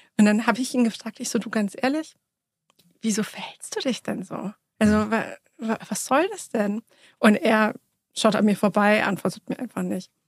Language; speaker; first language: German; early bilingual, other home language; Persian